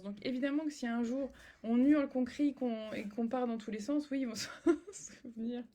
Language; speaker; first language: French; native; French